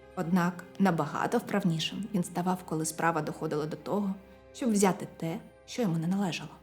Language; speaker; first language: Ukrainian; non-native, local second language; Russian